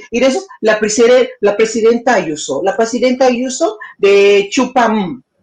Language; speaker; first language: Spanish; non-native, fluent; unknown